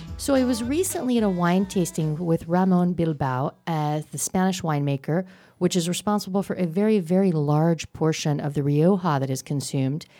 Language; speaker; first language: English; native; English